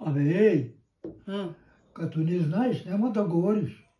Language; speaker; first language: Bulgarian; non-native, local second language; Turkish